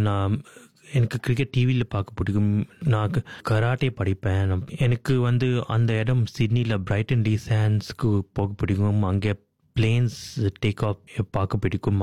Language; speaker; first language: Tamil; early bilingual, heritage; Tamil